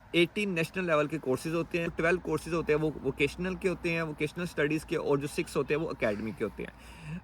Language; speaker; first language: Urdu; native; Urdu